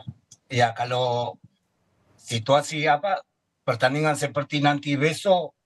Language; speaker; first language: Indonesian; non-native, fluent; Spanish